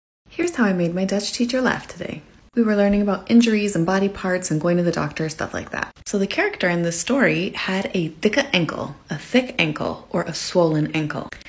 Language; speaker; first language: English; native; English